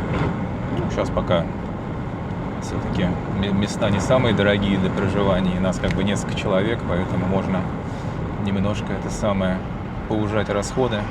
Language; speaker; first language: Russian; native; Russian